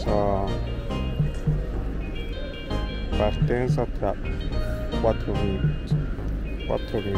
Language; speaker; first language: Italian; non-native, learner; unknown